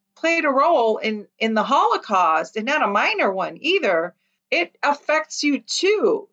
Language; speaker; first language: English; early bilingual, other home language; Lithuanian